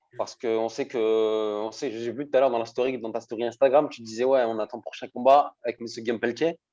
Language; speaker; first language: French; native; French